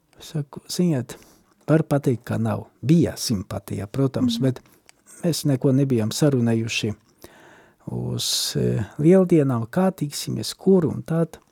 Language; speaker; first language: Latvian; non-native, fluent; Polish